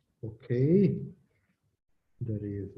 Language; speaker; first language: English; non-native, learner; Italian